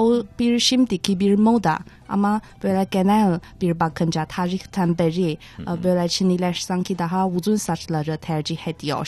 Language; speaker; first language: Turkish; non-native, fluent; Chinese